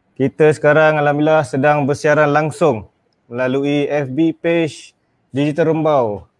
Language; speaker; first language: Malay; native; Malay